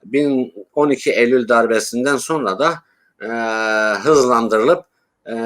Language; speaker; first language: Turkish; non-native, local second language; Kurdish